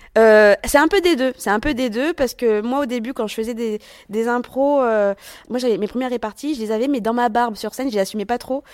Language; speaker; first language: French; native; French